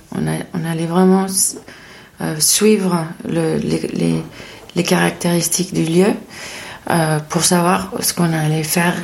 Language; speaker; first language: French; non-native, fluent; Spanish